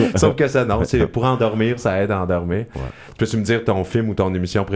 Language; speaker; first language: French; native; French